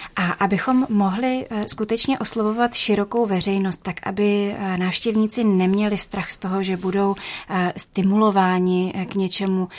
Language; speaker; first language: Czech; native; Czech